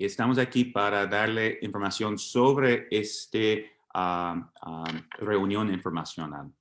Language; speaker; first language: Spanish; non-native, fluent; English